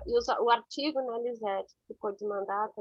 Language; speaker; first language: Portuguese; non-native, learner; Spanish